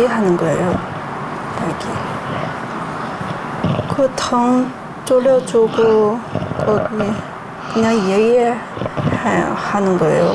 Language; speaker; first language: Korean; non-native, learner; Chinese